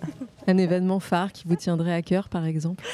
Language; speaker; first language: French; native; French